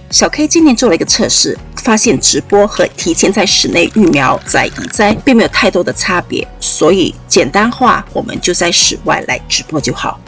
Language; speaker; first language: Chinese; native; Chinese